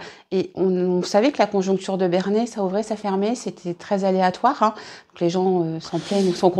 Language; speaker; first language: French; native; French